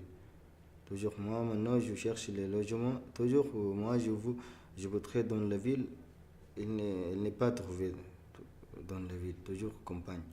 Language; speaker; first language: French; non-native, learner; Arabic